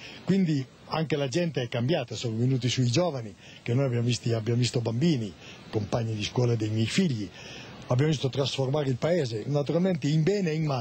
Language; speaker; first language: Italian; native; Italian